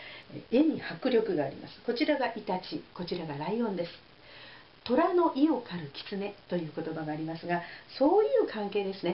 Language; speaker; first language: Japanese; native; Japanese